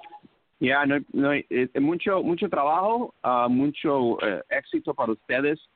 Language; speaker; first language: Spanish; early bilingual, heritage; English